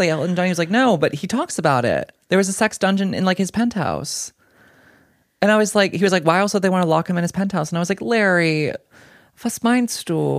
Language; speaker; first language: English; native; English